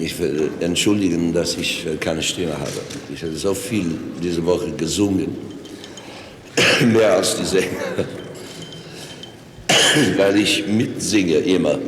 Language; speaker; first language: German; non-native, fluent; English